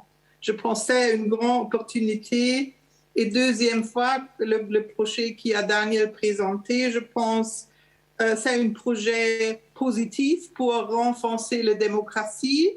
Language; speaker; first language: French; non-native, fluent; German